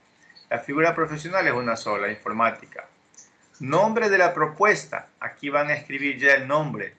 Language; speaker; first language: Spanish; native; Spanish